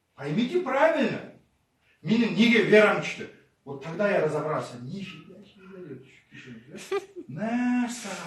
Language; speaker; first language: Russian; non-native, local second language; Kazakh